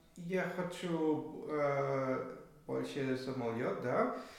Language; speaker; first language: Russian; non-native, learner; German